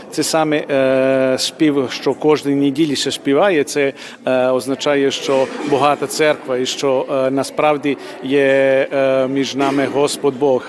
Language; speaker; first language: Ukrainian; early bilingual, heritage; Ukrainian